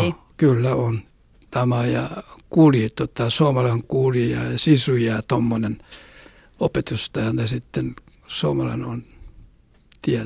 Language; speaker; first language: Finnish; non-native, learner; Korean